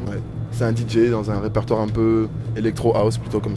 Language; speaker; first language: French; native; French